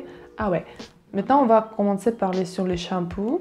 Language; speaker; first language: French; non-native, learner; Russian